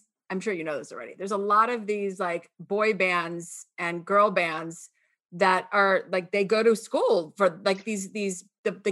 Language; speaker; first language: English; native; English